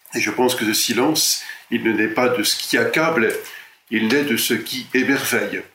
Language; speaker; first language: French; native; French